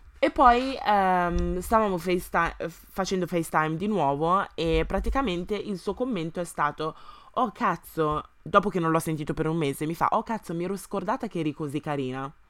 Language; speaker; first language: Italian; early bilingual, other home language; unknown